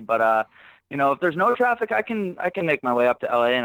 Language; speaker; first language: English; native; English